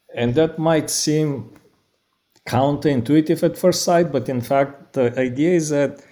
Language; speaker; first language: English; non-native, fluent; Bulgarian